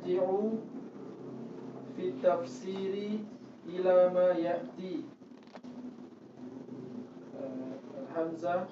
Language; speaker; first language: Arabic; non-native, learner; Indonesian